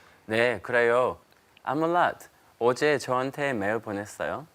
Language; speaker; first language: Korean; non-native, learner; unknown